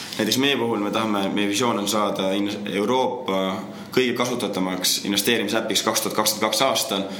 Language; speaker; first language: Estonian; native; Estonian